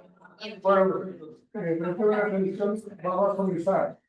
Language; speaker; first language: Spanish; native; Spanish